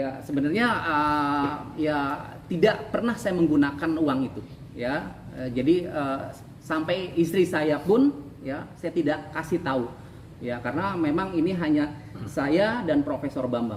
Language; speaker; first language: Indonesian; native; Indonesian